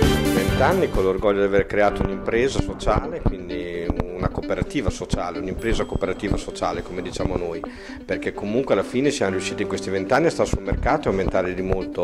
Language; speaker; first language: Italian; native; Italian